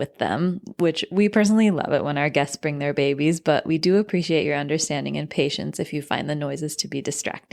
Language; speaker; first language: English; native; English